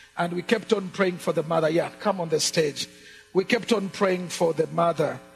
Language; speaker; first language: English; non-native, local second language; Ganda